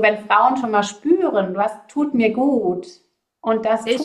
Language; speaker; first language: German; native; German